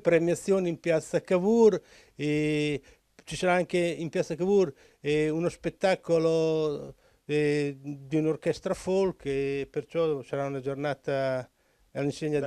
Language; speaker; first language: Italian; native; Italian